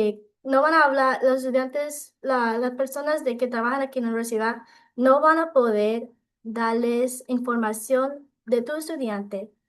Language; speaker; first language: Spanish; non-native, local second language; English